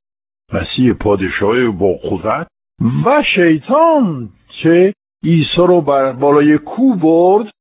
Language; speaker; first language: Persian; non-native, fluent; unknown